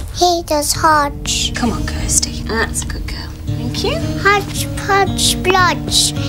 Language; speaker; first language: English; native; English